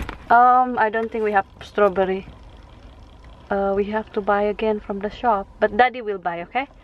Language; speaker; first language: English; non-native, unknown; Indonesian